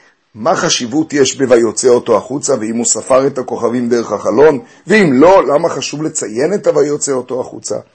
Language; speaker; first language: Hebrew; native; Hebrew